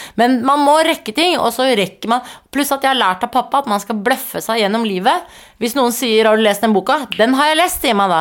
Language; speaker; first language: Norwegian; native; Norwegian